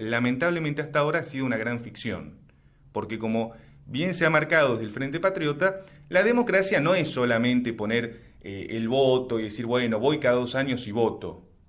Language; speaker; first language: Spanish; native; Spanish